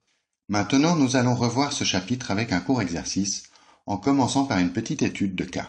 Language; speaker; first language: French; native; French